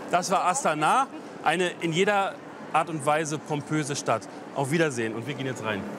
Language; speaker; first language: German; native; German